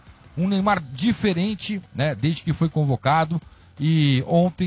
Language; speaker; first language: Portuguese; native; Portuguese